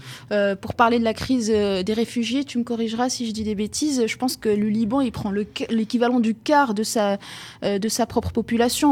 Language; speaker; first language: French; non-native, local second language; Arabic